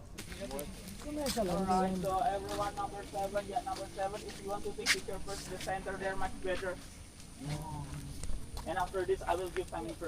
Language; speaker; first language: English; non-native, learner; Indonesian